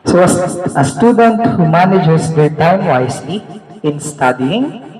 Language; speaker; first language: English; non-native, local second language; Filipino